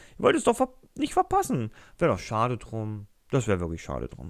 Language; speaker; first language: German; native; German